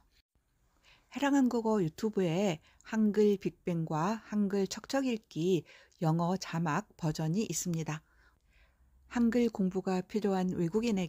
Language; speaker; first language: Korean; native; Korean